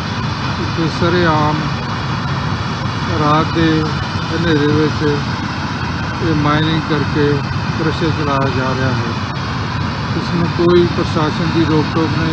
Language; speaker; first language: Hindi; non-native, local second language; Punjabi